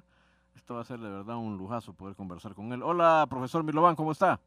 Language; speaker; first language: Spanish; native; Spanish